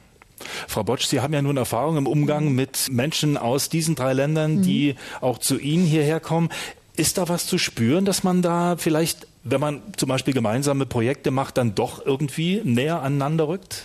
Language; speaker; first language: German; native; German